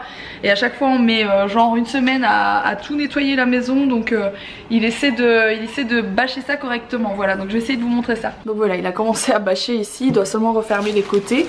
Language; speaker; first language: French; native; French